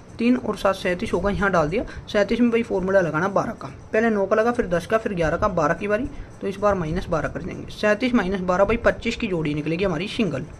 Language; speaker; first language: Hindi; native; Hindi